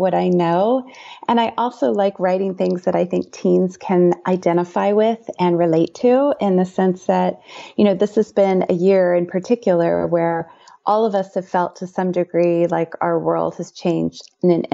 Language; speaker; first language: English; native; English